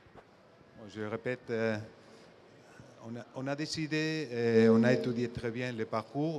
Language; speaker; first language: French; non-native, fluent; Spanish